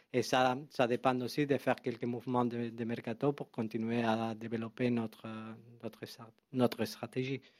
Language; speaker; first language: French; non-native, fluent; Spanish